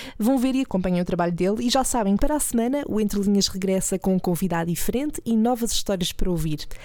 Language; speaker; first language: Portuguese; native; Portuguese